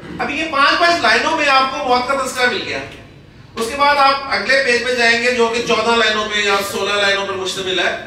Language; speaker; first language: Urdu; native; Urdu